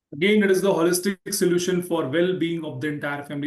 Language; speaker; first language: English; non-native, local second language; Hindi